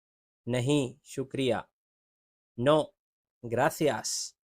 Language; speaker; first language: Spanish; non-native, fluent; Urdu